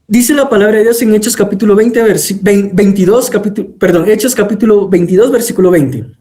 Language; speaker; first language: Spanish; native; Spanish